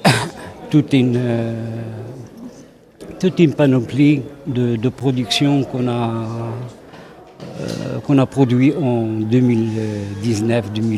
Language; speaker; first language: French; non-native, local second language; Arabic